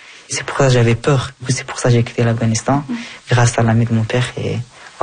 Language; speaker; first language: French; early bilingual, other home language; Persian